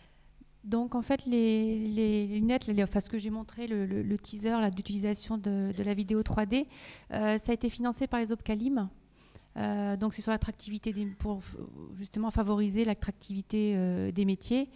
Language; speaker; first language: French; native; French